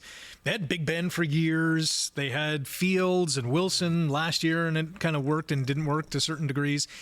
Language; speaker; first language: English; native; English